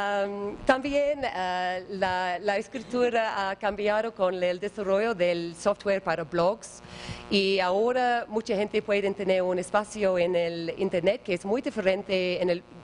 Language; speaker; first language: Spanish; non-native, learner; English